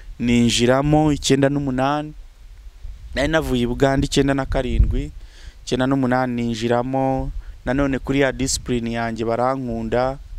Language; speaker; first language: Kinyarwanda; early bilingual, heritage; Kinyarwanda